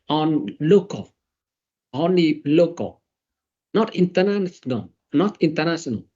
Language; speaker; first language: English; non-native, learner; Vietnamese